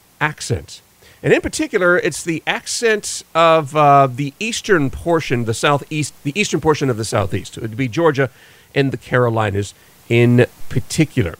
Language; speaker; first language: English; native; English